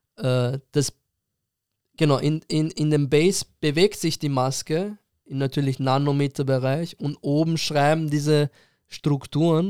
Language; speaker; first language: German; early bilingual, other home language; Persian